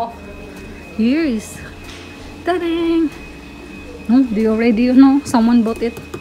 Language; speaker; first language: English; non-native, learner; Filipino